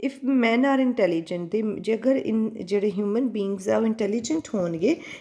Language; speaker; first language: English; non-native, local second language; Punjabi